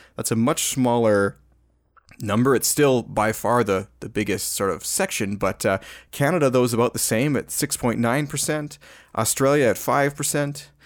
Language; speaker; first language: English; native; English